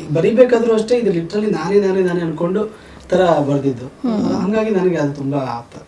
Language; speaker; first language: Kannada; native; Kannada